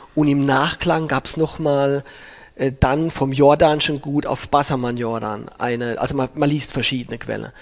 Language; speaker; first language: German; native; German